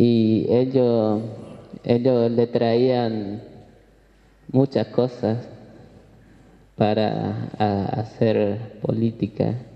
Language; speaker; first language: Spanish; non-native, local second language; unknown